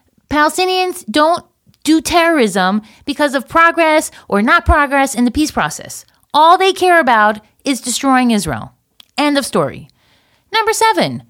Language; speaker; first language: English; native; English